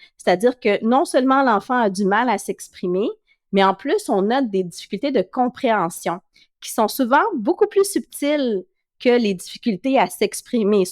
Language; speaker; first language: French; native; French